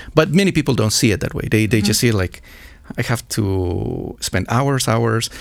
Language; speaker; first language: English; non-native, fluent; Spanish